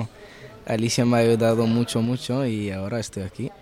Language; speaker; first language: Spanish; early bilingual, heritage; Arabic